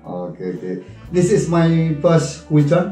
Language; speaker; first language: English; non-native, learner; Indonesian